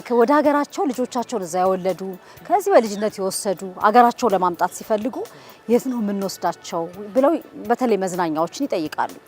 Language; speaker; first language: Amharic; native; Amharic